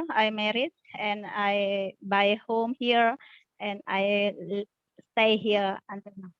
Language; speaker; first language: English; non-native, learner; Indonesian